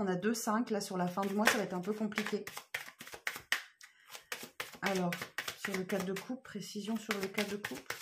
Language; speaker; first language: French; native; French